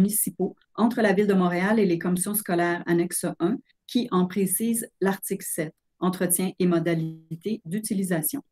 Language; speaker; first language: French; native; French